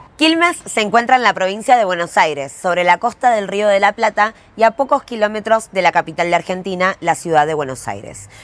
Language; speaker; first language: Spanish; native; Spanish